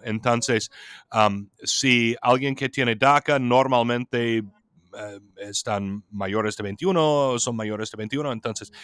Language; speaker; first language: Spanish; non-native, fluent; English